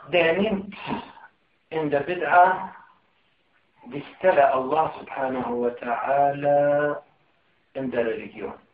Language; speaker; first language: German; non-native, fluent; Arabic